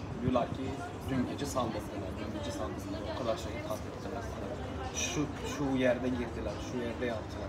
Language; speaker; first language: Turkish; non-native, learner; Arabic